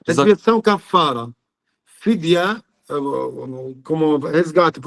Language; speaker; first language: Portuguese; non-native, learner; Arabic